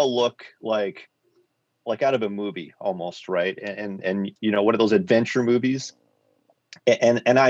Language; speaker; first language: English; native; English